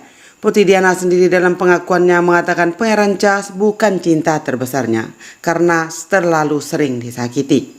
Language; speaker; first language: Indonesian; native; Indonesian